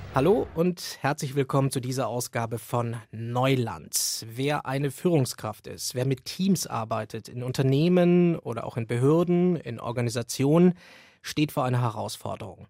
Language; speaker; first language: German; native; German